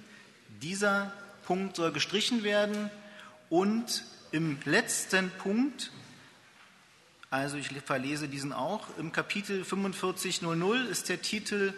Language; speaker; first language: German; native; German